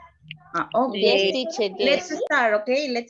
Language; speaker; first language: English; non-native, learner; Spanish